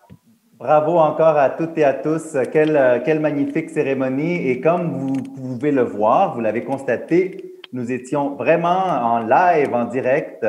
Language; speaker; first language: French; native; French